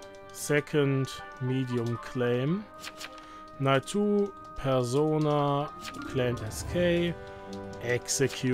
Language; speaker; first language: English; non-native, fluent; German